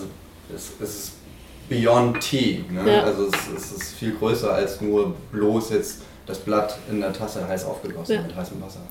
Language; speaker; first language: German; native; German